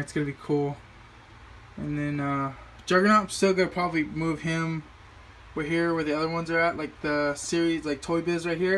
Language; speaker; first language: English; native; English